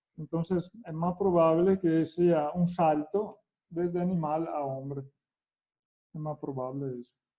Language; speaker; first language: Spanish; non-native, fluent; Italian